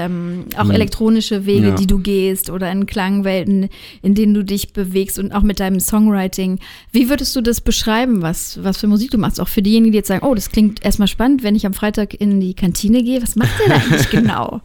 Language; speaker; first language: German; native; German